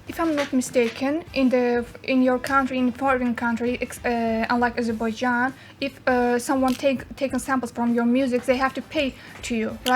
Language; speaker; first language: English; non-native, learner; Azerbaijani